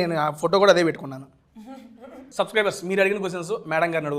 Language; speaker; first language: Telugu; native; Telugu